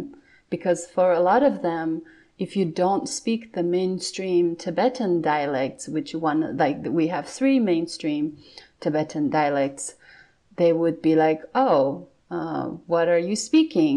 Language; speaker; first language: English; non-native, fluent; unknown